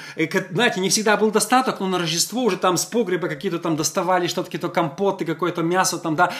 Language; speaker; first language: Russian; non-native, local second language; Ukrainian